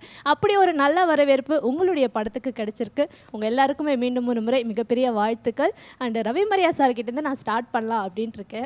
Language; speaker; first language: Tamil; native; Tamil